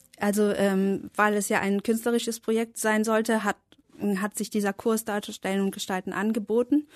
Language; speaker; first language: German; native; German